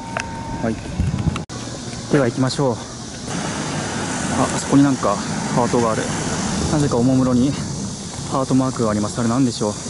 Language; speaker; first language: Japanese; native; Japanese